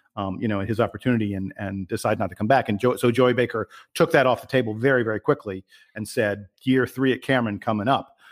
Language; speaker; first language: English; native; English